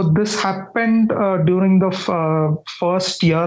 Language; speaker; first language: English; non-native, local second language; Malayalam